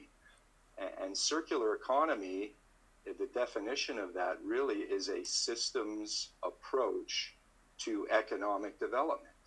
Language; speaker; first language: English; native; English